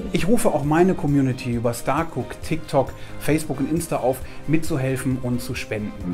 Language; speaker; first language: German; native; German